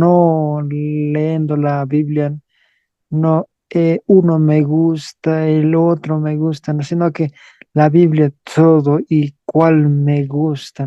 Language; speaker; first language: Spanish; non-native, local second language; Quechua